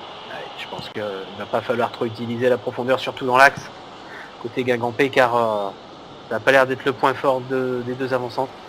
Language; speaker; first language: French; native; French